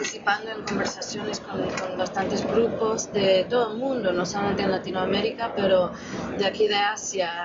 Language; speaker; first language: Spanish; non-native, fluent; English